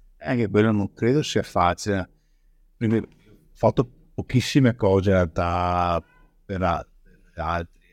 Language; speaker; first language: Italian; native; Italian